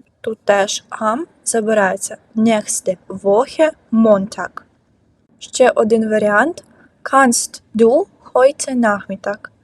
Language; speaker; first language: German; non-native, fluent; Ukrainian